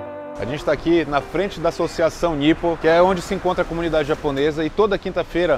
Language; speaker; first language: Portuguese; native; Portuguese